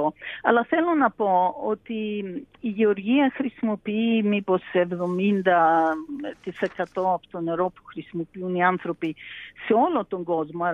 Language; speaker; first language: Greek; early bilingual, heritage; Greek